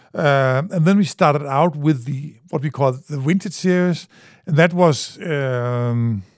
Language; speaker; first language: English; non-native, fluent; Danish